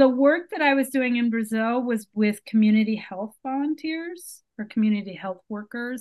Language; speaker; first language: English; native; English